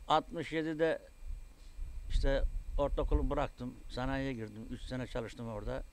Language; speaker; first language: Turkish; native; Turkish